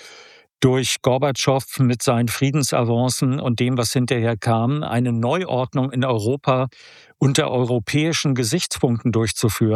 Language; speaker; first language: German; native; German